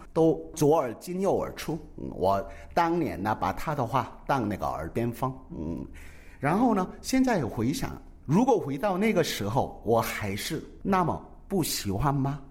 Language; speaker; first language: Chinese; non-native, fluent; Korean